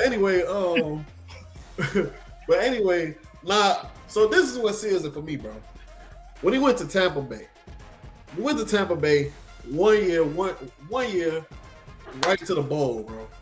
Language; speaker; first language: English; native; English